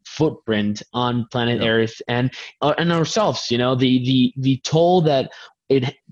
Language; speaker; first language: English; non-native, fluent; Spanish